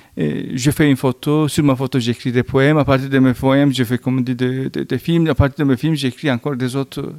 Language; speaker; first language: French; non-native, fluent; Turkish